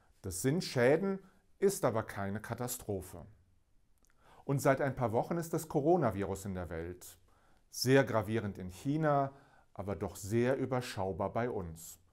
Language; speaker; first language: German; native; German